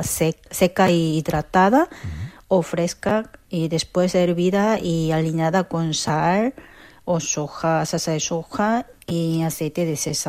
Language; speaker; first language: Spanish; non-native, learner; Korean